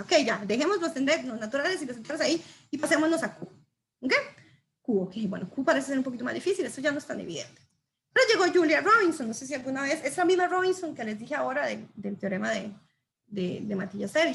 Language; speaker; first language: Spanish; native; Spanish